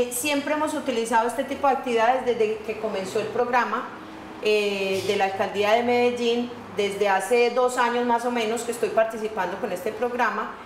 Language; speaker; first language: Spanish; native; Spanish